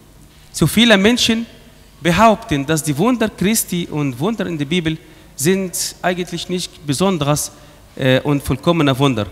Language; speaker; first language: German; non-native, fluent; Arabic